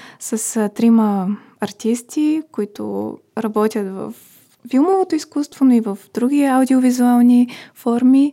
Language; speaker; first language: Bulgarian; native; Bulgarian